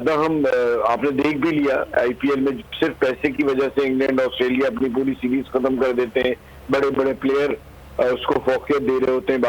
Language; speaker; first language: Urdu; non-native, local second language; Punjabi